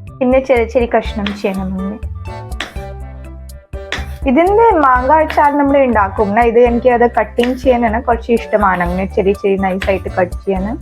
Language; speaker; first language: Malayalam; non-native, learner; Hindi